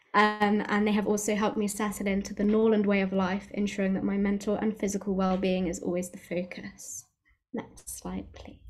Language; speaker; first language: English; native; English